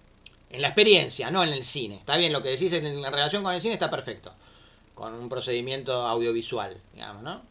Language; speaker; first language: Spanish; native; Spanish